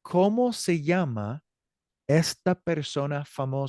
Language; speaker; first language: Spanish; non-native, fluent; English